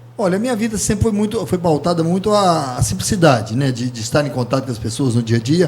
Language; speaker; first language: Portuguese; native; Portuguese